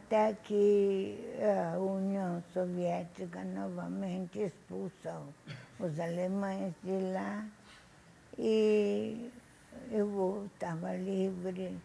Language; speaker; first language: Portuguese; non-native, fluent; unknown